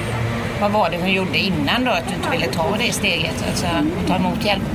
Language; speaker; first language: Swedish; native; Swedish